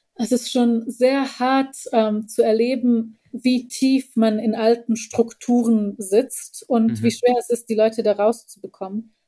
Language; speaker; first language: German; early bilingual, heritage; Bosnian